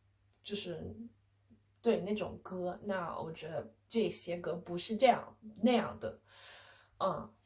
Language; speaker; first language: Chinese; non-native, fluent; English